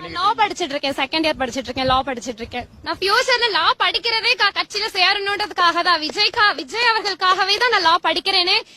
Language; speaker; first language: Tamil; native; Tamil